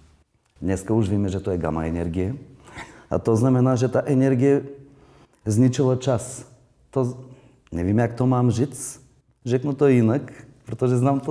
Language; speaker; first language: Czech; non-native, learner; Bulgarian